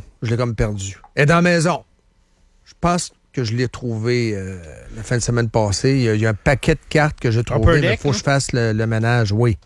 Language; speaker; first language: French; native; French